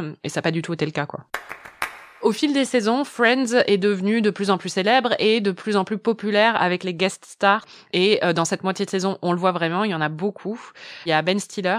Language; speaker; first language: French; native; French